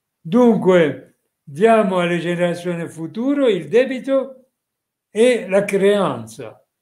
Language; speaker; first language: Italian; non-native, fluent; French